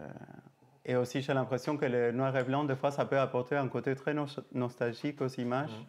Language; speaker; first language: French; native; French